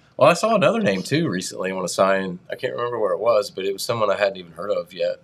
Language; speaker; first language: English; native; English